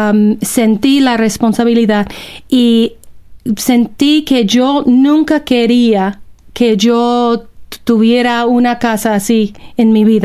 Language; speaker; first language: Spanish; non-native, fluent; English